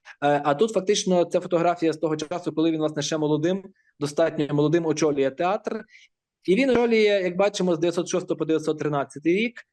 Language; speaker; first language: Ukrainian; native; Ukrainian